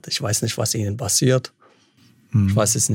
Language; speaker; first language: German; non-native, fluent; Arabic